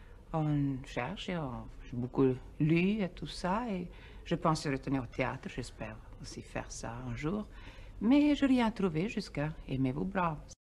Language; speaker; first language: French; non-native, fluent; Swedish